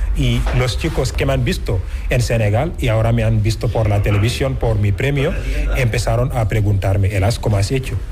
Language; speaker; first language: Spanish; non-native, fluent; Wolof